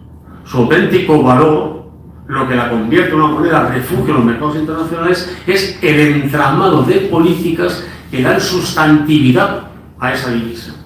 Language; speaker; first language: Spanish; native; Spanish